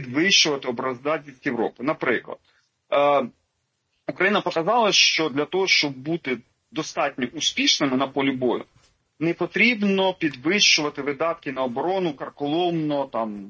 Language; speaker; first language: Ukrainian; native; Ukrainian